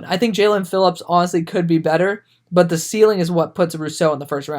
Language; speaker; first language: English; native; English